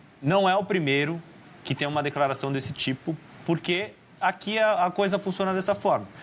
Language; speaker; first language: Portuguese; native; Portuguese